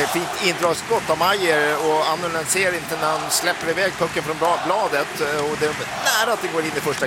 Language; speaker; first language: Swedish; native; Swedish